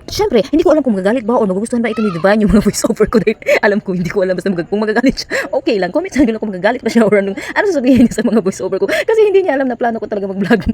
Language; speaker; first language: Filipino; non-native, local second language; Cebuano